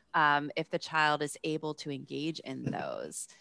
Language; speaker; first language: English; native; English